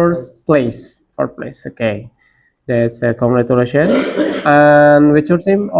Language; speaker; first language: English; non-native, learner; Indonesian